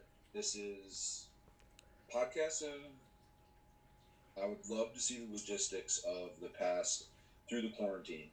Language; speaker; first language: English; native; English